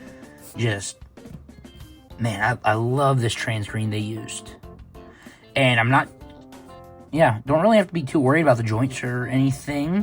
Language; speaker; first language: English; native; English